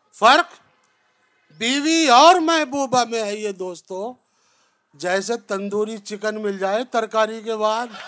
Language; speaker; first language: Urdu; native; Urdu